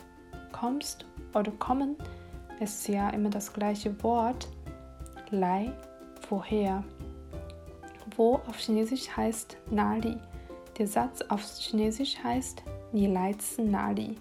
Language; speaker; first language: German; non-native, fluent; Chinese